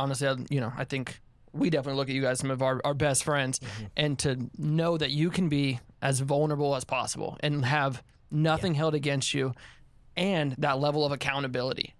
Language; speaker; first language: English; native; English